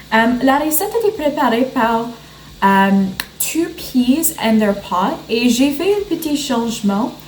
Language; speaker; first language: French; non-native, learner; English